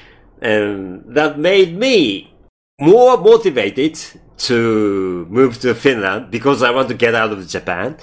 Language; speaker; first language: English; non-native, learner; Japanese